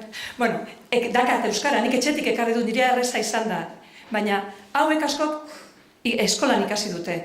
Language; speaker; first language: Basque; native; Basque